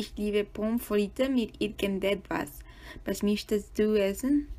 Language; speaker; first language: German; non-native, learner; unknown